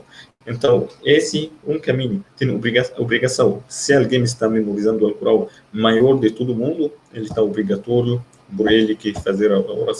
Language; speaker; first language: Portuguese; non-native, fluent; Arabic